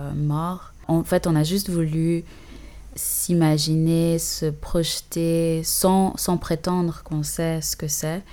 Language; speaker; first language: French; early bilingual, other home language; English